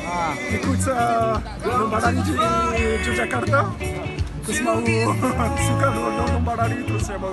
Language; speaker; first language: Indonesian; non-native, learner; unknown